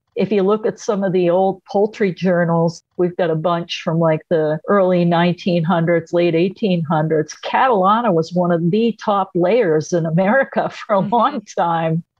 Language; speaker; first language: English; native; English